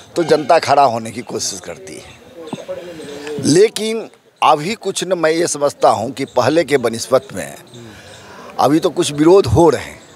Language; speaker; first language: Hindi; native; Hindi